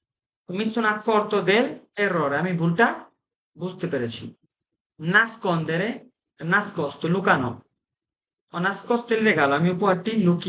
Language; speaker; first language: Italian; non-native, fluent; Bangla